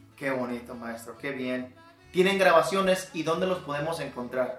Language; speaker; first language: Spanish; early bilingual, heritage; Spanish